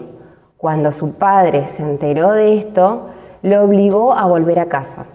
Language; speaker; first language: Spanish; native; Spanish